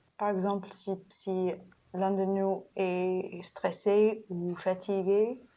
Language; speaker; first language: French; non-native, fluent; English